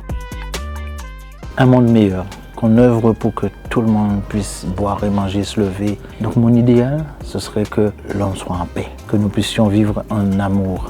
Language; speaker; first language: French; native; French